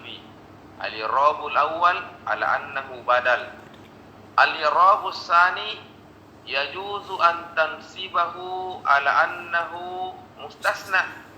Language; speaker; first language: Arabic; non-native, fluent; Indonesian